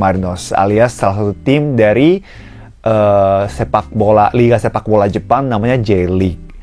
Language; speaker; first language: Indonesian; non-native, fluent; Japanese